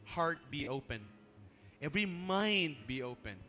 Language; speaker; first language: English; non-native, local second language; Filipino